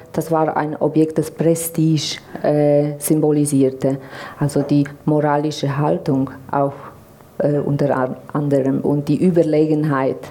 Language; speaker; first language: German; non-native, fluent; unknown